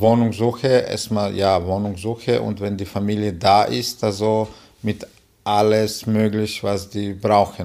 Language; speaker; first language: German; non-native, fluent; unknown